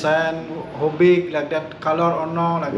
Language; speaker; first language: English; non-native, learner; Indonesian